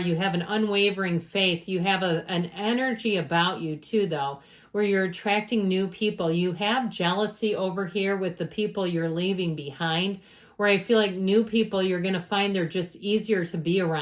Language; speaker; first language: English; native; English